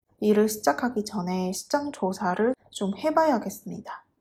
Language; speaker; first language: Korean; non-native, fluent; Chinese